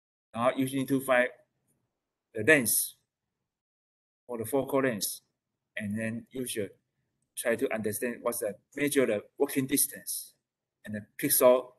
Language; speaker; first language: English; non-native, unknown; Chinese